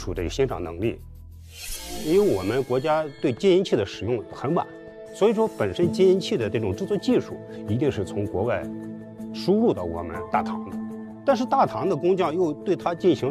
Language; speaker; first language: Chinese; native; Chinese